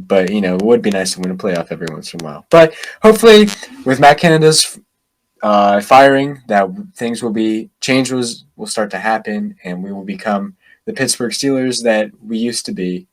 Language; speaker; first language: English; native; English